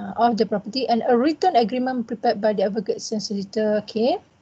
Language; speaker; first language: English; non-native, local second language; Malay